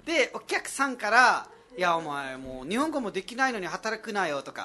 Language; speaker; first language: Japanese; non-native, fluent; Nepali